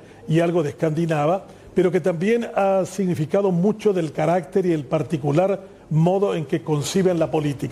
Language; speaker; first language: Spanish; native; Spanish